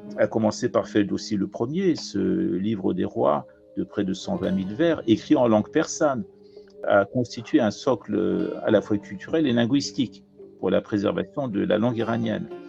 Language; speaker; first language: French; early bilingual, other home language; Persian